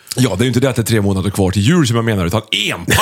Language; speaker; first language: Swedish; native; Swedish